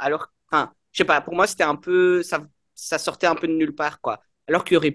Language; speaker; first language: French; native; French